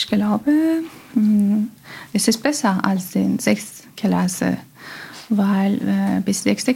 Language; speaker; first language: German; non-native, learner; Persian